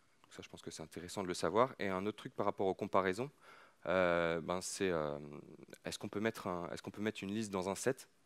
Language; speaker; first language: French; native; French